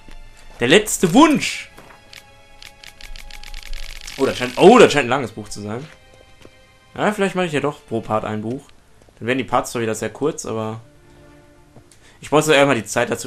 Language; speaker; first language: German; native; German